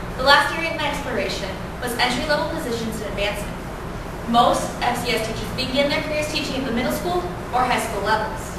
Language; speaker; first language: English; native; English